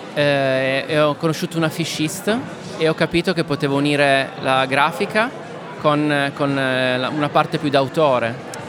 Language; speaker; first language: Italian; native; Italian